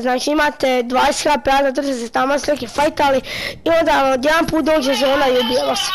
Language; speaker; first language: Croatian; native; Croatian